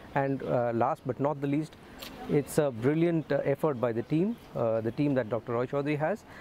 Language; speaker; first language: English; non-native, local second language; Hindi